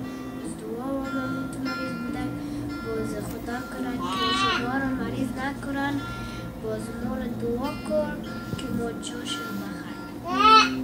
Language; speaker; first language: Persian; early bilingual, heritage; Persian